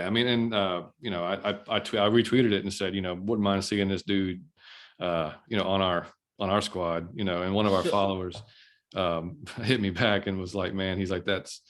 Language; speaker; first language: English; native; English